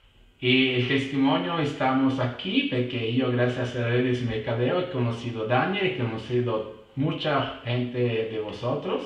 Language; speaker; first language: Spanish; non-native, fluent; Italian